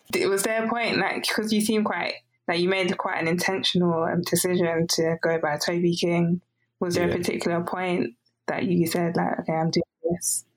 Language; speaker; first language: English; native; English